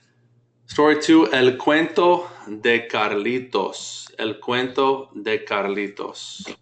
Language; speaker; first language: Spanish; non-native, fluent; English